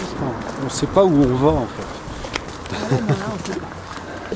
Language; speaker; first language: French; native; French